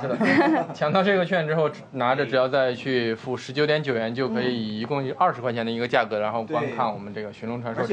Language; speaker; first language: Chinese; native; Chinese